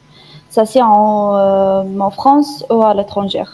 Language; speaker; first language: French; non-native, fluent; Arabic